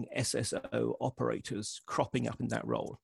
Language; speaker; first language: English; native; English